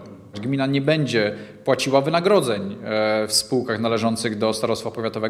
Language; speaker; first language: Polish; native; Polish